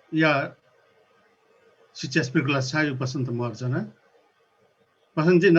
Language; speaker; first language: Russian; non-native, learner; Nepali